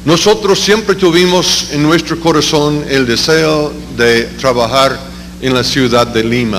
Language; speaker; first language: Spanish; non-native, fluent; English